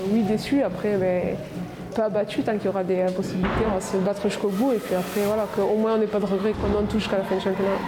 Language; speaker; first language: French; native; French